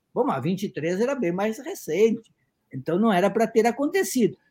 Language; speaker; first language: Portuguese; native; Portuguese